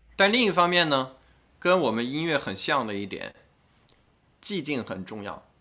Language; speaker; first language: Chinese; non-native, fluent; French